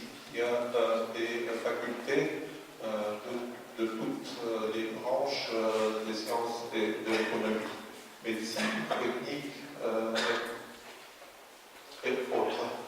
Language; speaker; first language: French; non-native, fluent; Russian